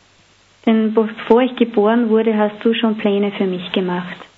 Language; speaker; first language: German; native; German